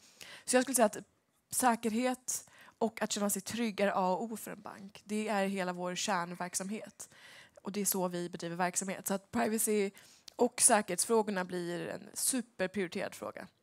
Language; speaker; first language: Swedish; native; Swedish